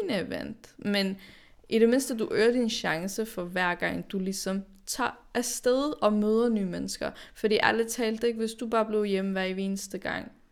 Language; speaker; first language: Danish; early bilingual, other home language; Arabic